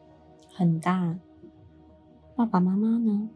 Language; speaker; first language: Chinese; native; Chinese